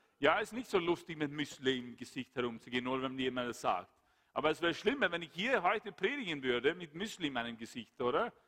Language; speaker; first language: German; non-native, fluent; Swedish